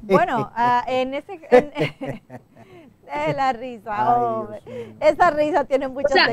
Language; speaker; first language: Spanish; native; Spanish